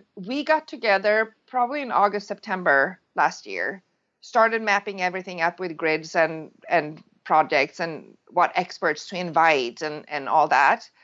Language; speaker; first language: English; non-native, fluent; Swedish